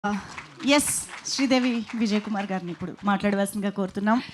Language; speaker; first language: Telugu; native; Telugu